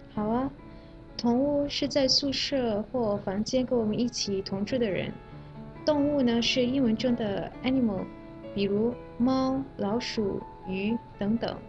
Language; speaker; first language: Chinese; non-native, local second language; Malay